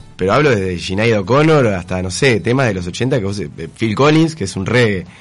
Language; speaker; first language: Spanish; native; Spanish